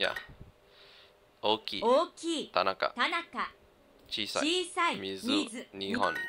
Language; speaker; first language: Japanese; non-native, learner; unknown